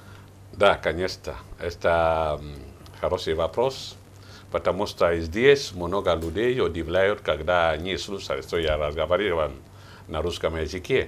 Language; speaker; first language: Russian; non-native, learner; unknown